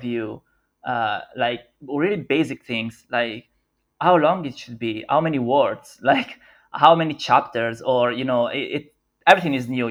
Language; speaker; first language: English; non-native, fluent; Italian